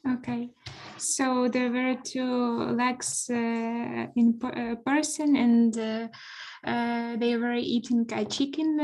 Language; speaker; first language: English; non-native, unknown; Ukrainian